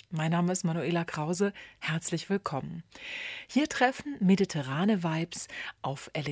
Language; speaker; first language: German; native; German